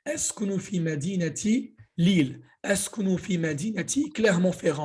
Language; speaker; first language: Arabic; early bilingual, heritage; Arabic